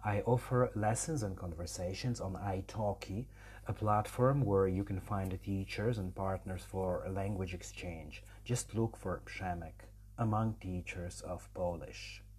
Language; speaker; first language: English; non-native, fluent; Polish